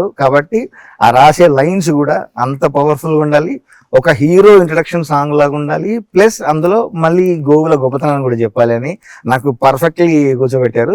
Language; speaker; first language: Telugu; native; Telugu